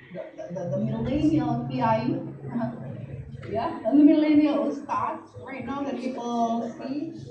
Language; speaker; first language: English; non-native, fluent; Indonesian